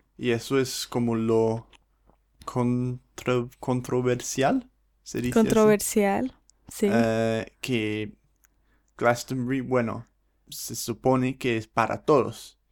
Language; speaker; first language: Spanish; non-native, fluent; English